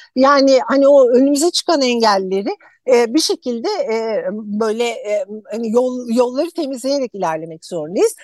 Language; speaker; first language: Turkish; native; Turkish